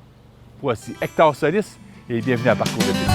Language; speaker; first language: French; native; French